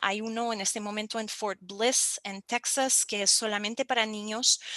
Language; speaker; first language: Spanish; non-native, fluent; French